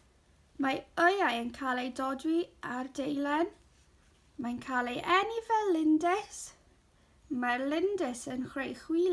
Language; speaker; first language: Welsh; non-native, local second language; English